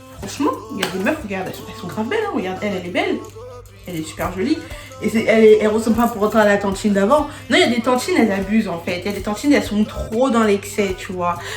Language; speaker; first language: French; native; French